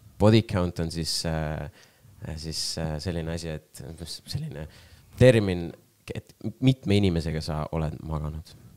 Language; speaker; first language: Estonian; non-native, local second language; Russian